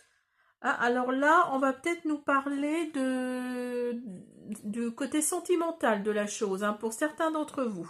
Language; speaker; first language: French; native; French